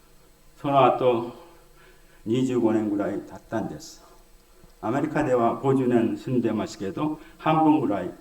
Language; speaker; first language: Japanese; non-native, fluent; Korean